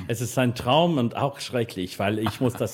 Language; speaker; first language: German; non-native, learner; English